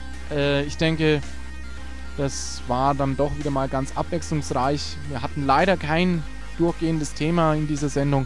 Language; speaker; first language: German; native; German